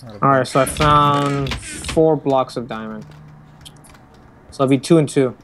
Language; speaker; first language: English; native; English